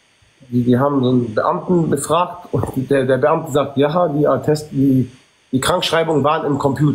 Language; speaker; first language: German; early bilingual, other home language; Arabic